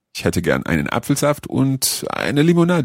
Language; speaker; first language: German; non-native, learner; English